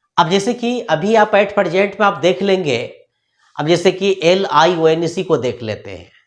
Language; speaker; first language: Hindi; native; Hindi